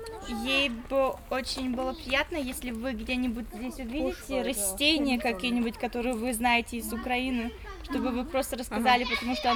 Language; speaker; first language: Russian; early bilingual, heritage; Russian